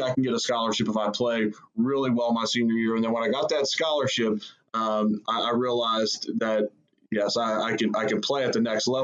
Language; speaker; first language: English; native; English